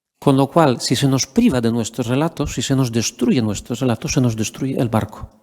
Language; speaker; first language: Spanish; non-native, fluent; Polish